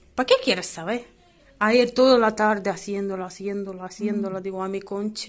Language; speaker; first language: Spanish; non-native, learner; Russian